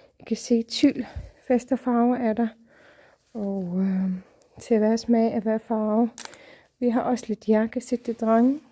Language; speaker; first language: Danish; non-native, fluent; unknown